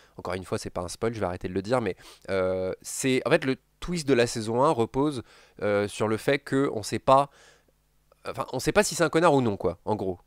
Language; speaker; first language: French; native; French